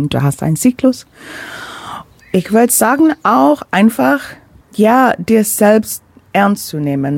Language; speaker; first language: German; non-native, fluent; English